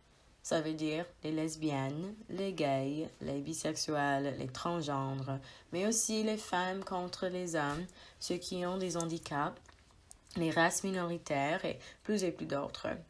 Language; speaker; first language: French; non-native, learner; English